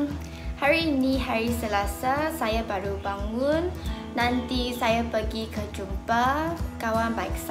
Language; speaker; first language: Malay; non-native, learner; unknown